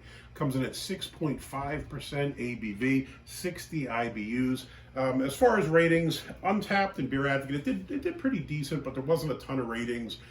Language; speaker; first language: English; native; English